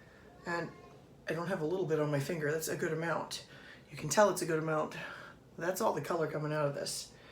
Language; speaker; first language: English; native; English